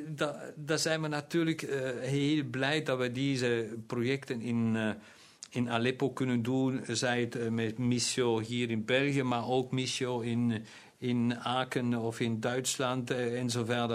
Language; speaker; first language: Dutch; non-native, local second language; German